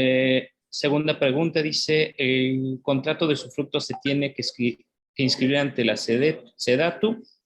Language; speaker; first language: Spanish; native; Spanish